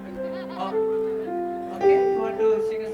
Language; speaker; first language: English; non-native, learner; Russian